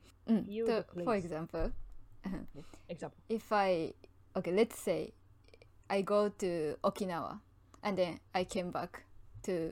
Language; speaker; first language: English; non-native, learner; Japanese